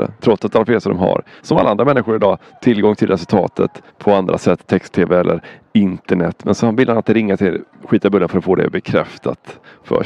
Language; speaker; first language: Swedish; native; Swedish